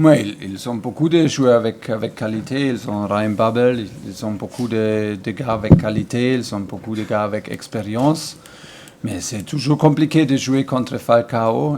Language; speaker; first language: French; non-native, learner; German